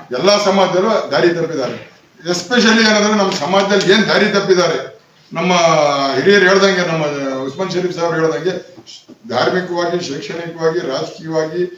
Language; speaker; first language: Kannada; non-native, local second language; Urdu